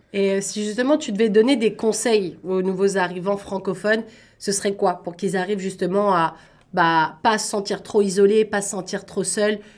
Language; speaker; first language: French; native; French